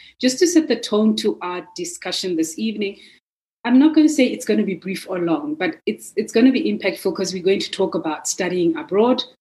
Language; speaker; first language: English; non-native, local second language; Zulu